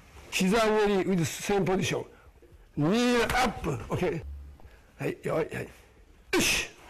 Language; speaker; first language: English; non-native, learner; Japanese